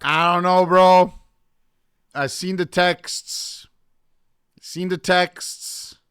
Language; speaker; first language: English; native; English